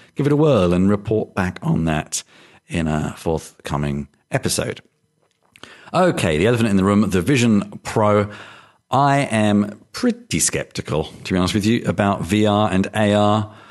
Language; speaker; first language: English; native; English